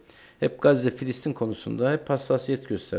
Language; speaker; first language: Turkish; native; Turkish